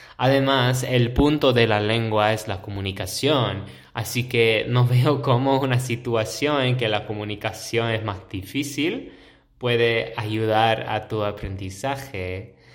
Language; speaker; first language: Spanish; non-native, fluent; English